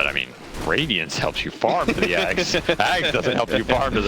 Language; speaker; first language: English; native; English